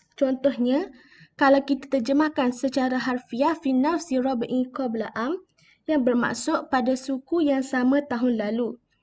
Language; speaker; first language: Malay; native; Malay